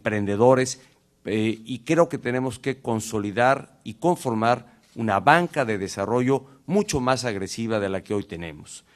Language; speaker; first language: Spanish; native; Spanish